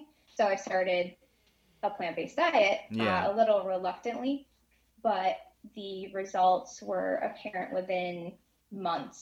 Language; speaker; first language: English; native; English